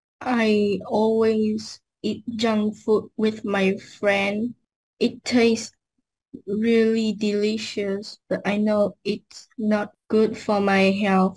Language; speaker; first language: English; non-native, learner; Vietnamese